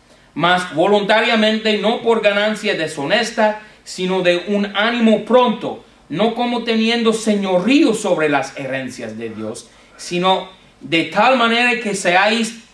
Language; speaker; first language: Spanish; non-native, fluent; English